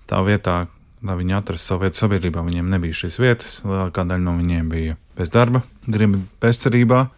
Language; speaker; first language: Latvian; native; Latvian